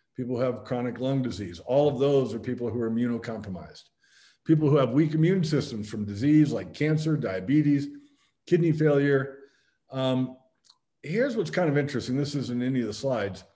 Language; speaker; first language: English; native; English